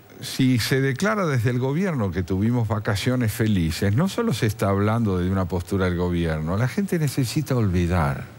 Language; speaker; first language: Spanish; native; Spanish